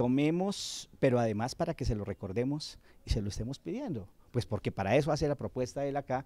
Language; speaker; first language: Spanish; native; Spanish